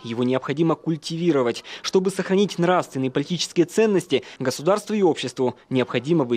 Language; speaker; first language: Russian; native; Russian